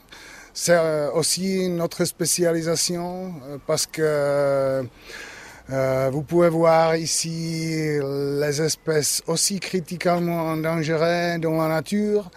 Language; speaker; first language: French; non-native, learner; Czech